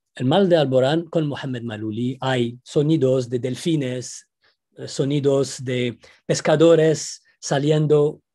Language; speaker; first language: Spanish; non-native, fluent; Arabic